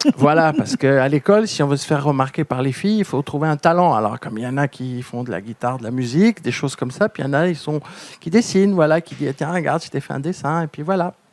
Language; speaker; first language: French; native; French